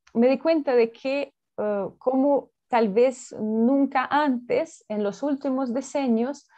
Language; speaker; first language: Spanish; non-native, fluent; Russian